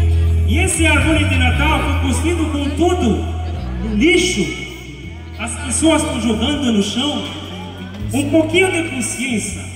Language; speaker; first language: Portuguese; non-native, fluent; Haitian Creole